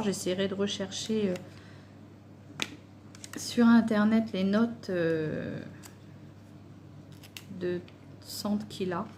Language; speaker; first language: French; native; French